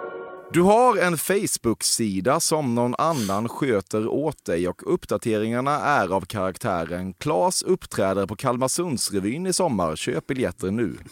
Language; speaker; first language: Swedish; native; Swedish